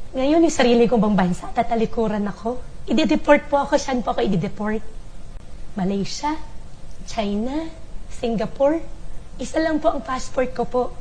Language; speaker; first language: Filipino; non-native, local second language; Chinese